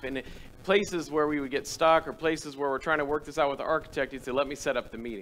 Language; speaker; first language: English; native; English